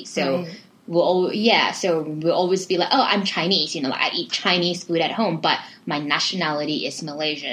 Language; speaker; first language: English; native; English